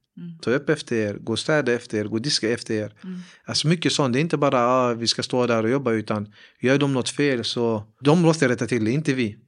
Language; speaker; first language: Swedish; early bilingual, other home language; Kurdish